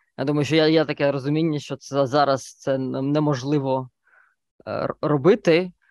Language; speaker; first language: Ukrainian; native; Ukrainian